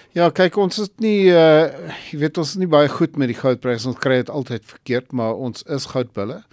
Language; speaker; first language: Afrikaans; non-native, local second language; English